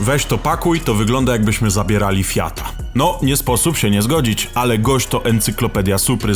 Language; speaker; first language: Polish; native; Polish